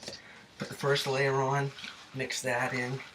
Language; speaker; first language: English; native; English